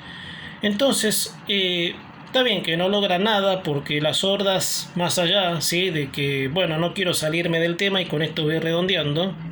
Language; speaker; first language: Spanish; native; Spanish